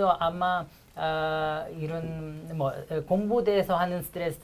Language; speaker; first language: Korean; non-native, fluent; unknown